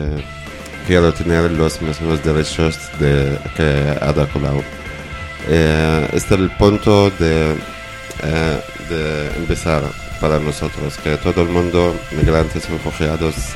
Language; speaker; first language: Spanish; non-native, learner; Arabic